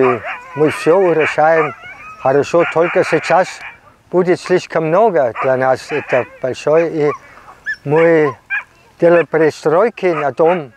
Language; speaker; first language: Russian; non-native, learner; German